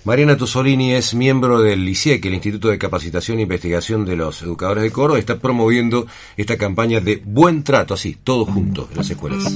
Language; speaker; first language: Spanish; native; Spanish